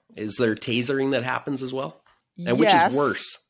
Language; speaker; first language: English; native; English